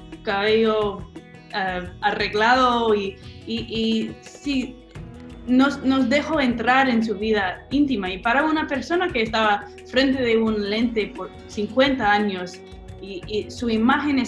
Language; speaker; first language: Spanish; non-native, fluent; English